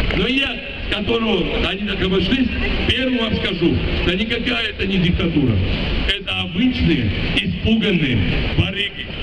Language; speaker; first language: Russian; non-native, local second language; Georgian